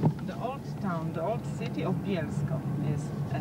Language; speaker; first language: English; non-native, learner; Polish